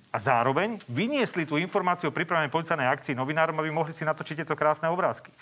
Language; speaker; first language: Slovak; native; Slovak